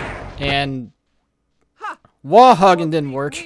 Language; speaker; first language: English; native; English